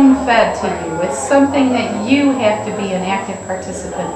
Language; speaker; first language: English; native; English